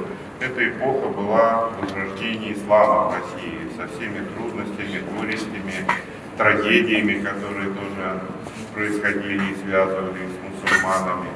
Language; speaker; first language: Russian; native; Russian